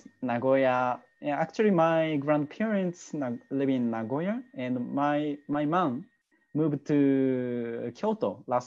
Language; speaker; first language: English; non-native, learner; Japanese